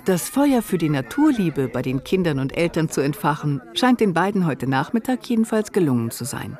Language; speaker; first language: German; native; German